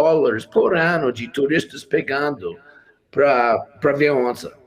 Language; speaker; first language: Portuguese; non-native, fluent; English